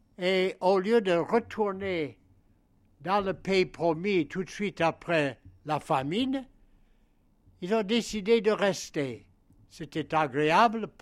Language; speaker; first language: French; non-native, fluent; English